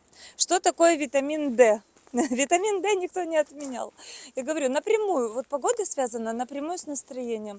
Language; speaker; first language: Russian; native; Russian